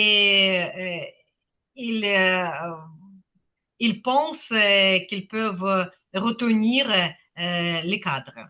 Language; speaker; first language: French; non-native, fluent; Ukrainian